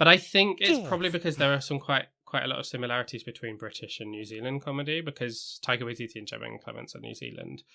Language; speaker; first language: English; native; English